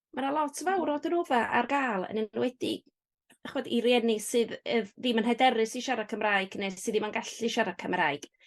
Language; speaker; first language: Welsh; native; Welsh